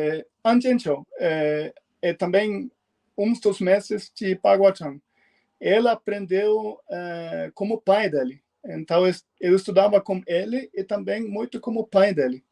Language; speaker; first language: Portuguese; non-native, fluent; Swedish